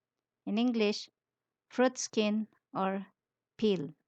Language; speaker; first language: English; non-native, local second language; Filipino